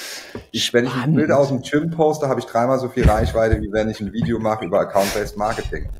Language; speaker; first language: German; native; German